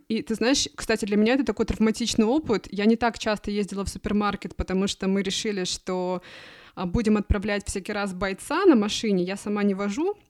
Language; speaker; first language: Russian; native; Russian